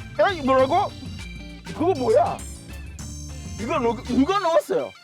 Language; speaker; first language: Korean; non-native, learner; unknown